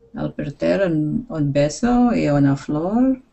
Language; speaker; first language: Spanish; non-native, learner; English